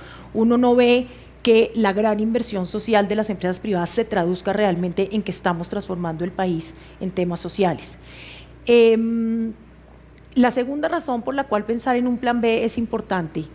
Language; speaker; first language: Spanish; native; Spanish